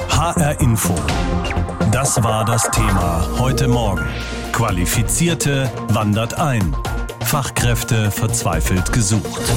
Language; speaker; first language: German; native; German